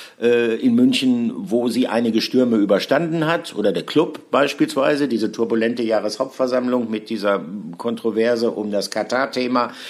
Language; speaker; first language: German; native; German